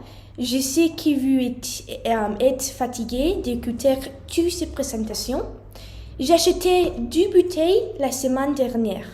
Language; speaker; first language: French; non-native, learner; English